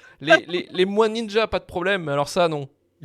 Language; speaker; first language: French; native; French